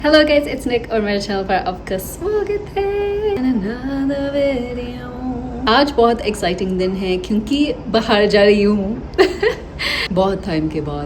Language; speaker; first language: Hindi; non-native, learner; English